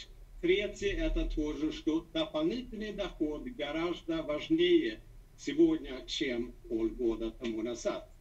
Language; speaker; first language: Russian; non-native, fluent; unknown